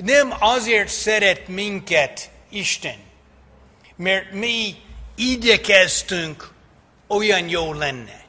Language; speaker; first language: Hungarian; non-native, fluent; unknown